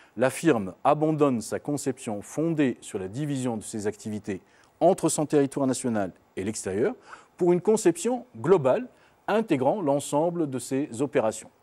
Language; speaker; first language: French; non-native, local second language; Arabic